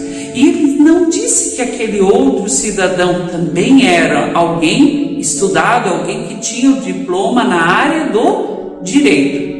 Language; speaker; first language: Portuguese; native; Portuguese